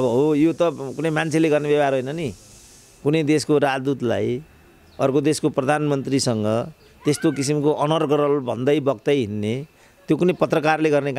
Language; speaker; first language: Nepali; native; Nepali